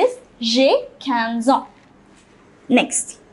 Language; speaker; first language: French; non-native, fluent; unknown